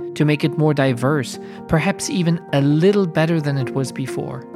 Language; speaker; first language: English; non-native, fluent; German